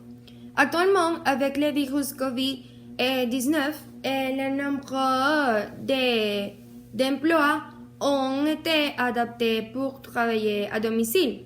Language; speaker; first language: French; non-native, learner; Spanish